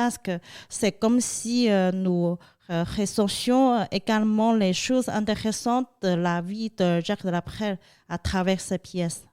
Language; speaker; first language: French; non-native, fluent; Chinese